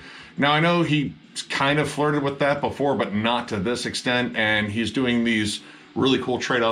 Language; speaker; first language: English; native; English